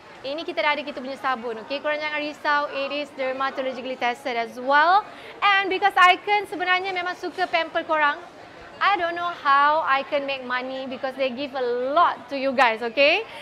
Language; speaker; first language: English; non-native, local second language; Malay